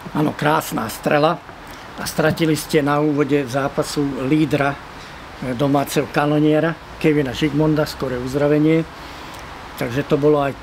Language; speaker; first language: Slovak; non-native, local second language; Hungarian